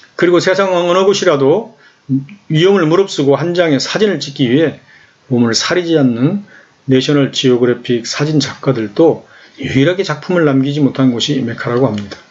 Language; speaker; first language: Korean; native; Korean